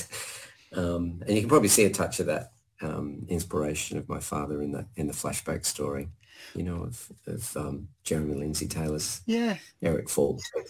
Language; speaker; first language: English; native; English